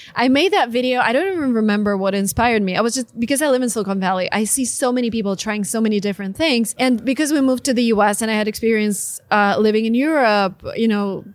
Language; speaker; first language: English; non-native, fluent; Russian